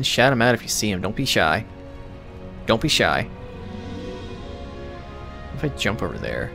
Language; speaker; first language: English; native; English